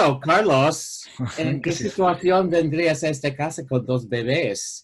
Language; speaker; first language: Spanish; non-native, learner; English